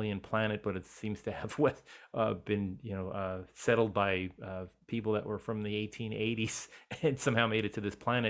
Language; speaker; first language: English; native; English